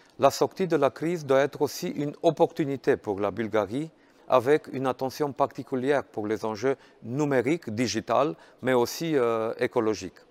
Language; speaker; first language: French; non-native, fluent; Romanian